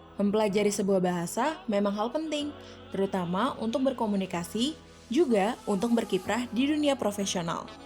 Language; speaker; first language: Indonesian; native; Indonesian